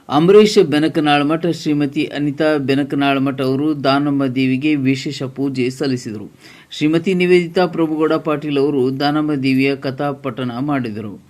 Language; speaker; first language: Kannada; native; Kannada